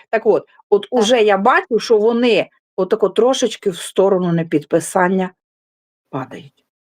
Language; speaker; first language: Ukrainian; non-native, local second language; Russian